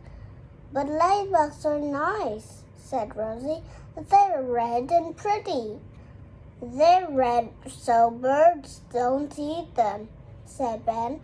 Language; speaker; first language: English; non-native, learner; Vietnamese